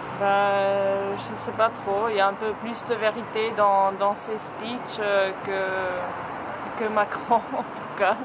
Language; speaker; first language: French; early bilingual, other home language; Ukrainian